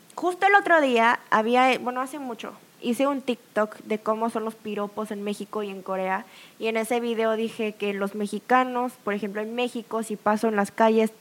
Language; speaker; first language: Spanish; non-native, fluent; Korean